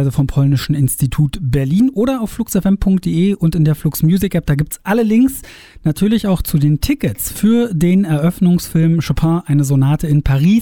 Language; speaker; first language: German; native; German